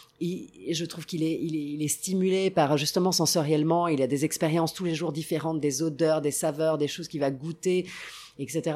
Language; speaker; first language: French; non-native, fluent; Italian